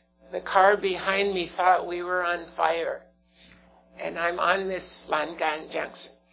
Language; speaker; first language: English; native; English